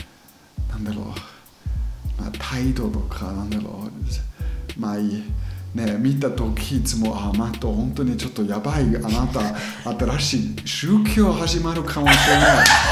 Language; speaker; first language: Japanese; non-native, fluent; German